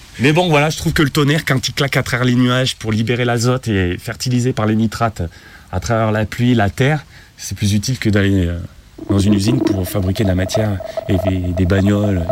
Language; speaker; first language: French; native; French